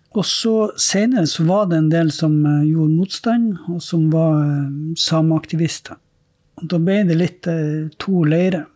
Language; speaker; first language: Norwegian; native; Norwegian